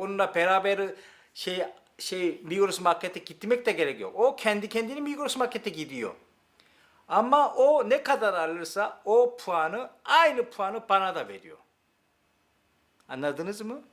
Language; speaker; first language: Turkish; non-native, learner; Korean